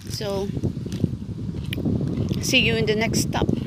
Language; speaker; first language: English; non-native, local second language; Filipino